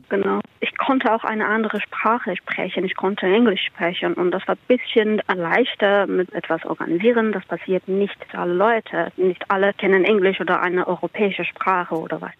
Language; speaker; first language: German; non-native, learner; Persian